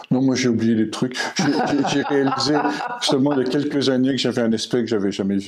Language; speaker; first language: French; native; French